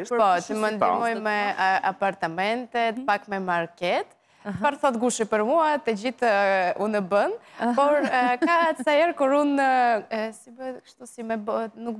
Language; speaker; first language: Albanian; non-native, learner; Russian